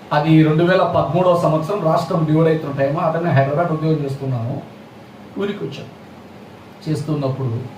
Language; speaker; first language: Telugu; non-native, local second language; Lambadi